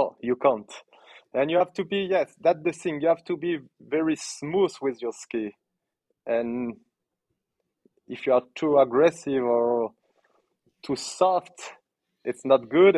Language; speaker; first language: English; non-native, learner; French